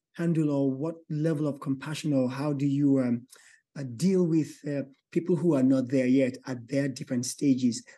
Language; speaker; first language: English; non-native, local second language; Yoruba